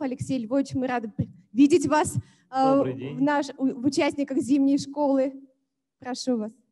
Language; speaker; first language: Russian; native; Russian